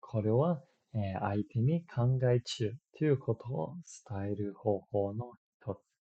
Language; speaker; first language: Japanese; non-native, fluent; English